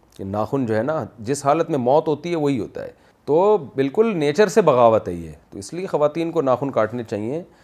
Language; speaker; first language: Urdu; native; Urdu